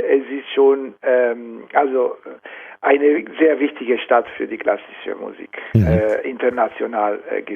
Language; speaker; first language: German; non-native, fluent; Italian